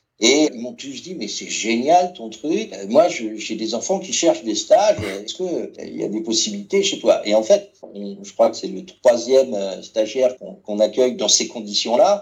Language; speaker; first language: French; native; French